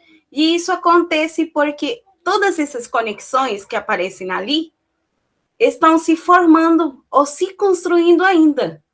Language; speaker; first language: Portuguese; non-native, fluent; Spanish